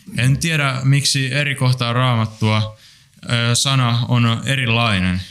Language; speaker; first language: Finnish; native; Finnish